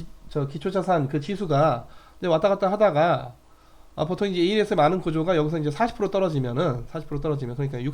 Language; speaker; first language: Korean; native; Korean